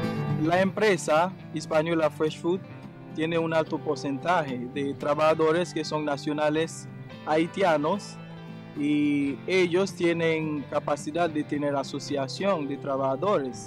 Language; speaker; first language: Spanish; non-native, fluent; Haitian Creole